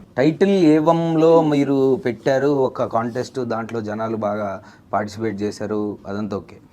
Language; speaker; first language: Telugu; native; Telugu